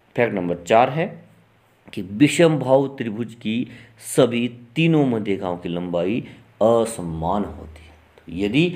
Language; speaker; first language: Hindi; native; Hindi